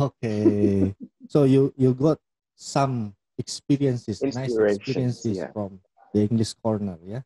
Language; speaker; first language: English; non-native, fluent; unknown